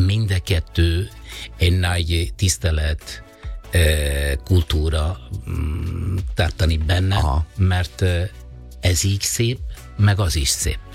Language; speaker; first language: Hungarian; non-native, fluent; Italian